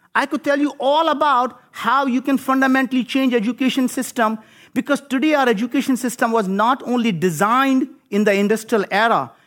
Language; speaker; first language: English; non-native, local second language; Hindi